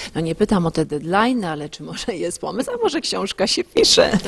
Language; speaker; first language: Polish; native; Polish